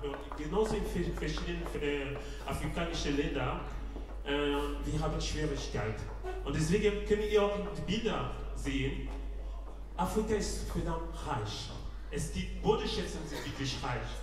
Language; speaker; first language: German; non-native, learner; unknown